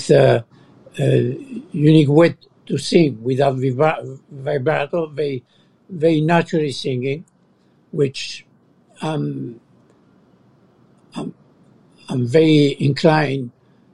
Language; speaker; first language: English; non-native, fluent; French